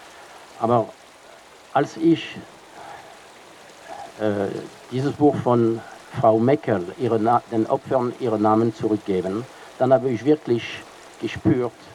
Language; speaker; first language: German; non-native, fluent; French